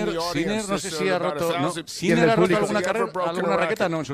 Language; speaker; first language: Spanish; native; Spanish